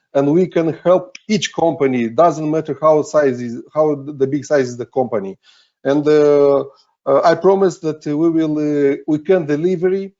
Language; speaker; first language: English; non-native, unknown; Romanian